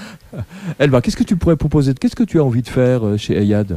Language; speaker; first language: French; native; French